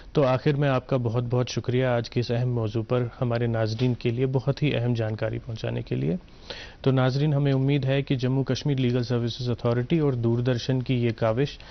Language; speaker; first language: Urdu; non-native, local second language; Kashmiri